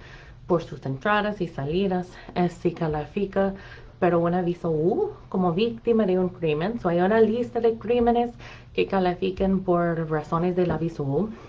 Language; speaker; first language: Spanish; non-native, fluent; English